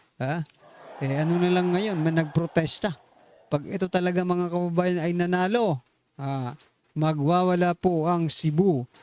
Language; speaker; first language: Filipino; non-native, local second language; Waray